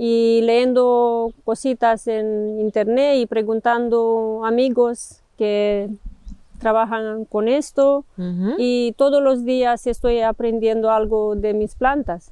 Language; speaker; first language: Spanish; non-native, fluent; Romanian